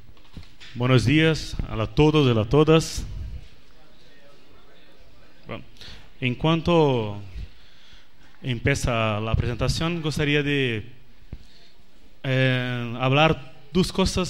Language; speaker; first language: Spanish; non-native, learner; Portuguese